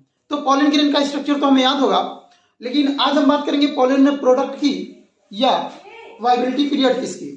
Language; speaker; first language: Hindi; native; Hindi